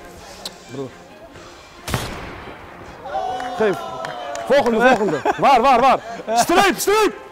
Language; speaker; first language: Dutch; native; Dutch